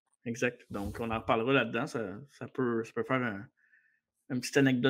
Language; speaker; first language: French; native; French